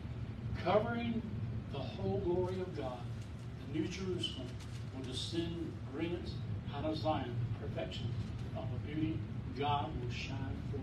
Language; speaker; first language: English; native; English